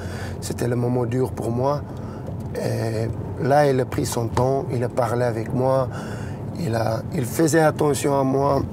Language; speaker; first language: French; non-native, learner; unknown